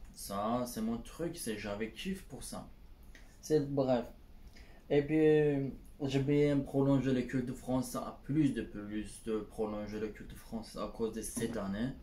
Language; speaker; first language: French; non-native, learner; Turkish